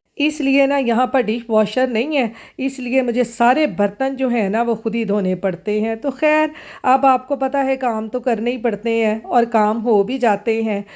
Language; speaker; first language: Urdu; non-native, local second language; Punjabi